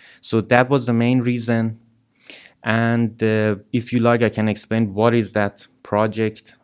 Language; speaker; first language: English; non-native, fluent; Persian